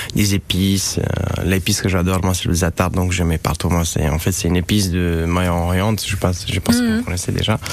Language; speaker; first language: French; non-native, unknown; Romanian